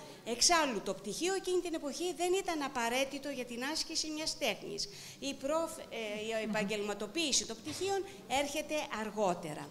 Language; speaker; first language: Greek; native; Greek